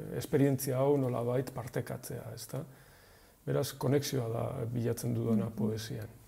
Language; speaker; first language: Basque; non-native, local second language; Spanish